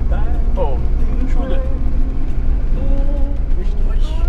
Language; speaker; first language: German; non-native, fluent; Mongolian